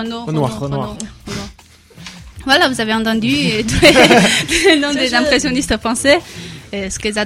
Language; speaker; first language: French; non-native, learner; Chinese